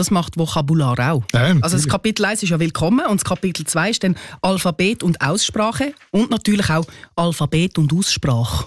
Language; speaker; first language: German; native; German